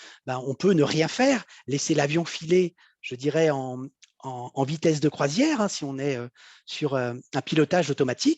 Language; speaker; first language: French; native; French